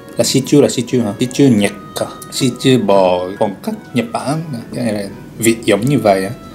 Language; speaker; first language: Vietnamese; non-native, learner; Japanese